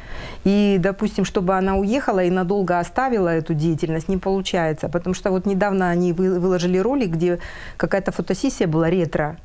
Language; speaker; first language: Russian; native; Russian